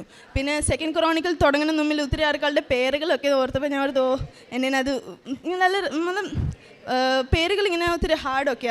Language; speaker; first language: Malayalam; early bilingual, heritage; Malayalam